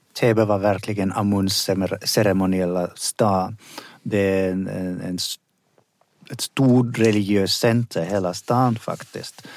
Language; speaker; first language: Swedish; non-native, fluent; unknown